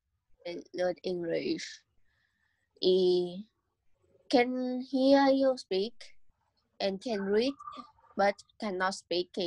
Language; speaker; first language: English; non-native, learner; Vietnamese